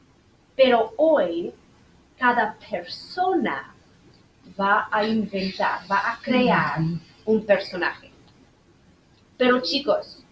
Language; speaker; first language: Spanish; non-native, fluent; English